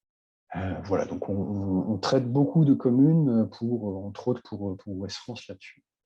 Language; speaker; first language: French; native; French